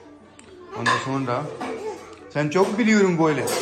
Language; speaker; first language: Turkish; non-native, learner; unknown